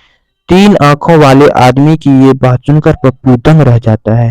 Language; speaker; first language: Hindi; native; Hindi